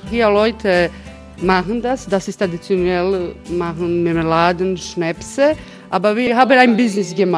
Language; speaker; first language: German; non-native, learner; Croatian